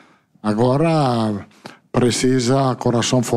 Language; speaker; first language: Portuguese; non-native, fluent; Italian